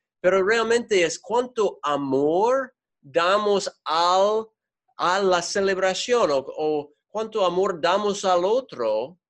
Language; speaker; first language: Spanish; non-native, fluent; English